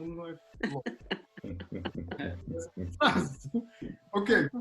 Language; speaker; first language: Portuguese; non-native, fluent; English